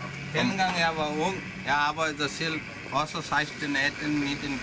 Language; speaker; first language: Danish; non-native, learner; Bangla